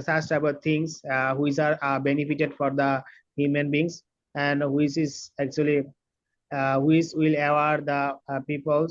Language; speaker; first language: English; non-native, learner; Bangla